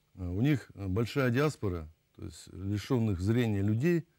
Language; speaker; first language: Russian; native; Russian